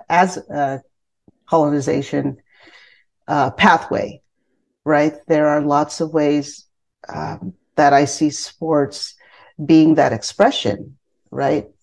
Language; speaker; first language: English; non-native, local second language; Filipino